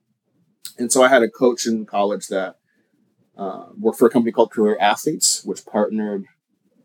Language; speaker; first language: English; native; English